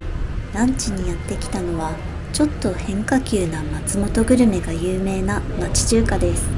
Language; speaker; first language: Japanese; native; Japanese